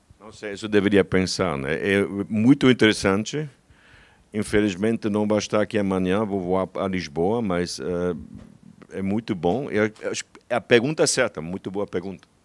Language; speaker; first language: Portuguese; non-native, fluent; German